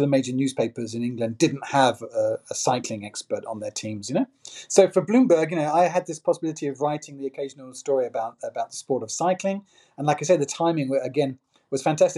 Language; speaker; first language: English; native; English